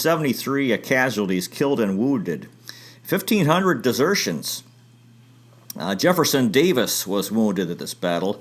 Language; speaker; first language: English; native; English